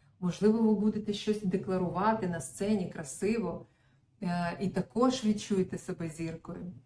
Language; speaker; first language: Ukrainian; non-native, local second language; Russian